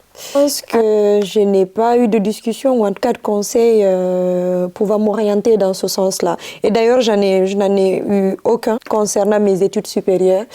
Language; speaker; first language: French; non-native, local second language; Fula